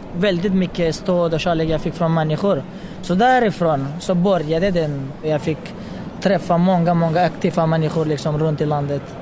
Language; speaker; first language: Swedish; non-native, fluent; Pashto